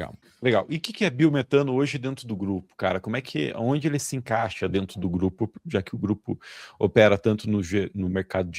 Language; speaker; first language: Portuguese; native; Portuguese